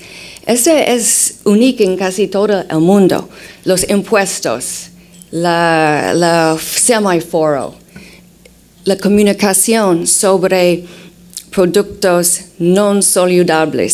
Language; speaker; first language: Spanish; non-native, fluent; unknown